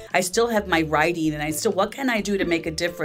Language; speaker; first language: English; native; English